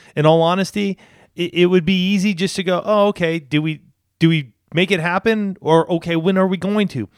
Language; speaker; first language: English; native; English